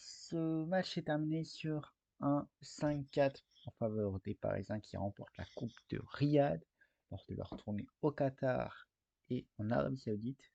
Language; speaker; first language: French; native; French